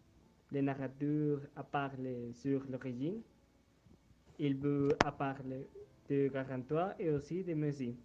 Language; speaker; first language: French; non-native, learner; Spanish